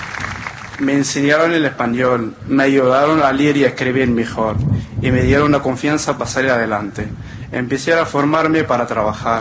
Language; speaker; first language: Spanish; non-native, fluent; Arabic